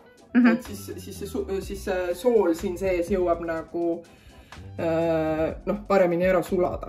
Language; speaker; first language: Estonian; native; Estonian